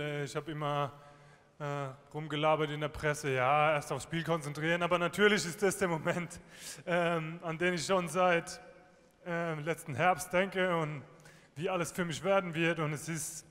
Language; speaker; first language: German; native; German